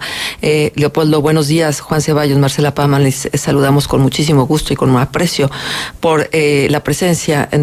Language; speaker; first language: Spanish; native; Spanish